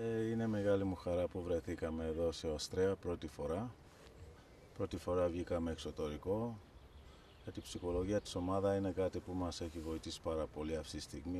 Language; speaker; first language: Greek; non-native, learner; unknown